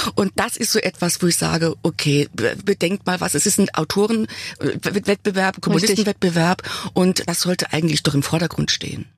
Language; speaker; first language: German; native; German